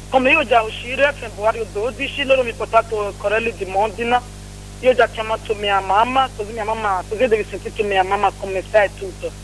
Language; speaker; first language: Italian; non-native, learner; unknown